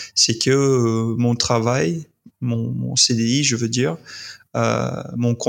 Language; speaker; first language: French; non-native, fluent; English